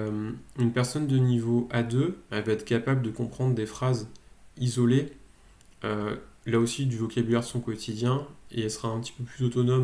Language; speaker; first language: French; native; French